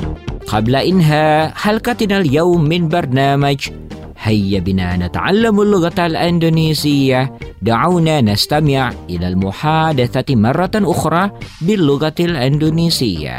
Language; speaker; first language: Arabic; non-native, fluent; Indonesian